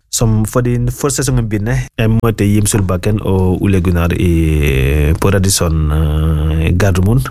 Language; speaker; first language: Norwegian; non-native, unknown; Wolof